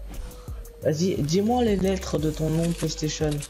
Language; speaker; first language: French; native; French